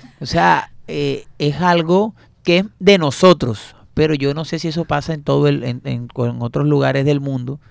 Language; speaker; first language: Spanish; native; Spanish